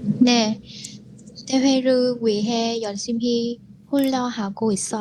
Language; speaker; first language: Korean; non-native, learner; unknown